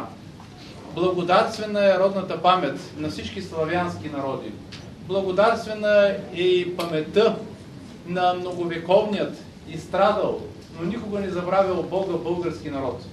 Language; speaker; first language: Bulgarian; native; Bulgarian